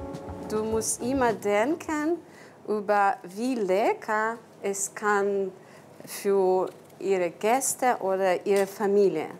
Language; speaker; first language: German; non-native, learner; Ukrainian